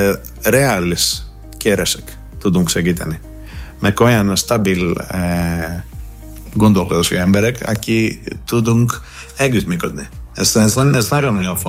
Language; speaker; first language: Hungarian; non-native, learner; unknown